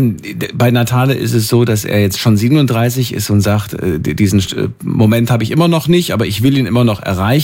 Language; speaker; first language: German; native; German